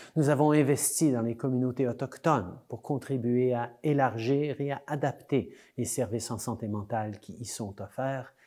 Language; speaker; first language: French; native; French